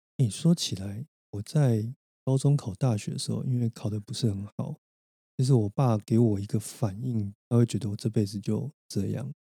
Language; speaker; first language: Chinese; native; Chinese